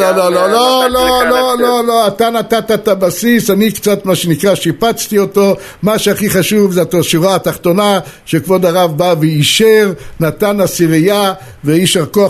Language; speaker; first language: Hebrew; native; Hebrew